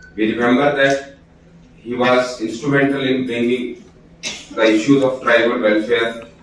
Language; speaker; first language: English; non-native, local second language; Hindi